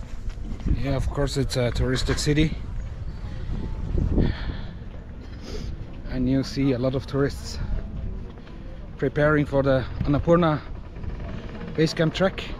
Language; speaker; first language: English; non-native, fluent; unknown